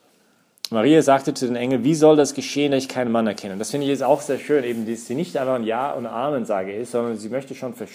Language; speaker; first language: German; native; German